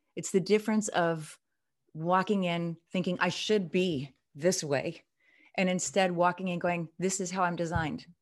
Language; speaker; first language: English; native; English